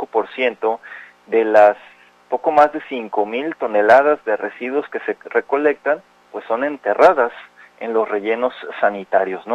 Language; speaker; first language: Spanish; native; Spanish